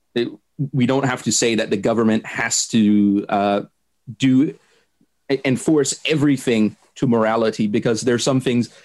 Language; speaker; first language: English; non-native, fluent; German